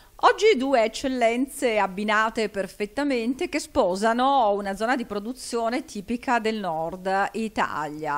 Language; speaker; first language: Italian; native; Italian